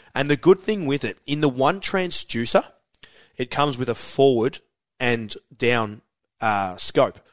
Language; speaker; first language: English; native; English